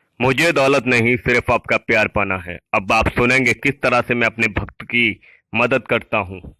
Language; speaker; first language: Hindi; native; Hindi